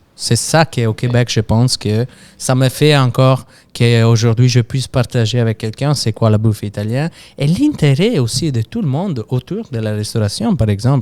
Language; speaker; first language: French; non-native, fluent; Italian